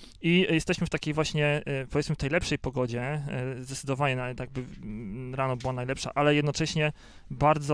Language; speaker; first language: Polish; native; Polish